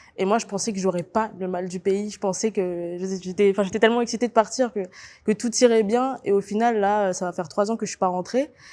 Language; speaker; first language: French; native; French